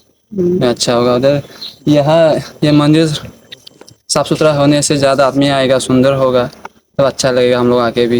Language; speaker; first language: Hindi; non-native, local second language; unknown